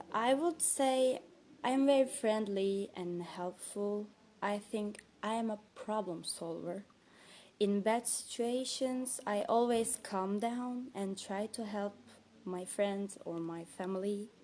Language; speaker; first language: English; non-native, fluent; Turkish